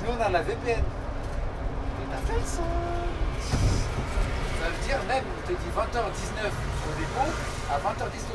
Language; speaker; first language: French; native; French